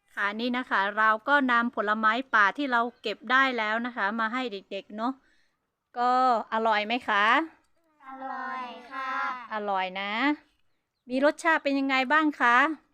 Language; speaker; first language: Thai; non-native, local second language; Hmong